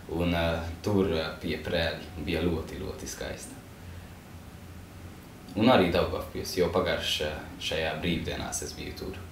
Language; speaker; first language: Latvian; non-native, learner; Hungarian